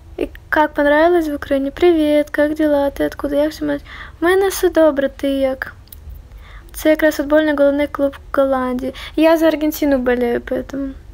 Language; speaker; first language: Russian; native; Russian